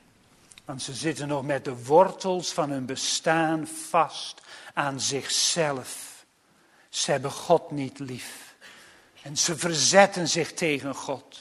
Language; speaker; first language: Dutch; native; Dutch